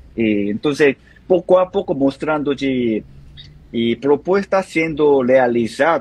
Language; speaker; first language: Spanish; non-native, learner; Korean